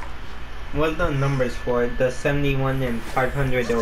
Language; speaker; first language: English; native; English